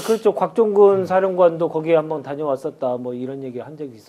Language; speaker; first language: Korean; native; Korean